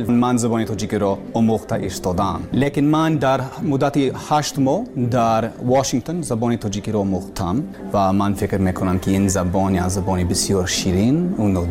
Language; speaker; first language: Persian; non-native, learner; English